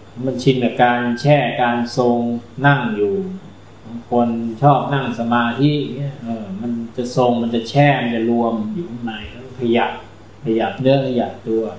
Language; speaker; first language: Thai; native; Thai